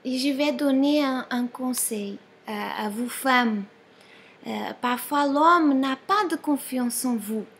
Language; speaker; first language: French; non-native, fluent; Portuguese